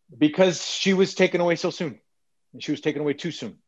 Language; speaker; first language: English; native; English